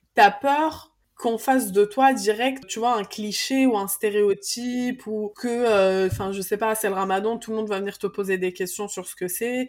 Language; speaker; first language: French; early bilingual, other home language; Arabic